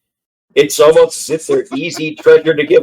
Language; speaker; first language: English; native; English